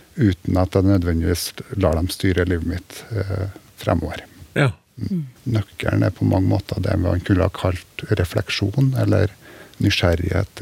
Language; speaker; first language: Norwegian; native; Norwegian